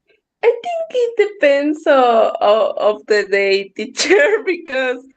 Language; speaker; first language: English; non-native, learner; Spanish